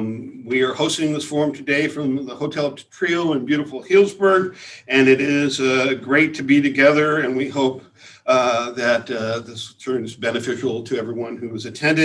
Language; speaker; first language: English; native; English